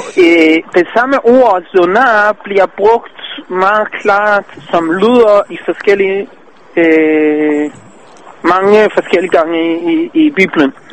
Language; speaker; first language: Danish; non-native, fluent; Hebrew